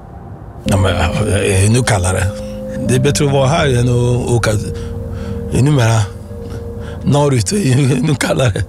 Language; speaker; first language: Swedish; non-native, fluent; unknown